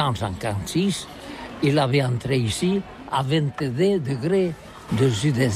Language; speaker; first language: French; non-native, learner; Catalan